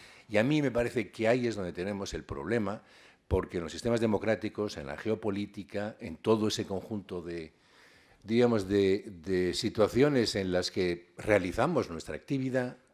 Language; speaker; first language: Spanish; native; Spanish